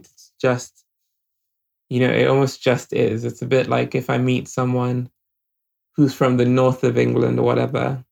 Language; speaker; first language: English; non-native, local second language; Yoruba